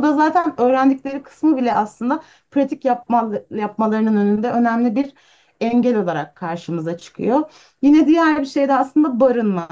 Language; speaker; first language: Turkish; native; Turkish